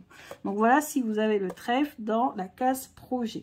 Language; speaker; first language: French; native; French